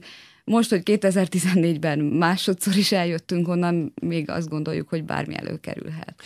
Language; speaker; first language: Hungarian; native; Hungarian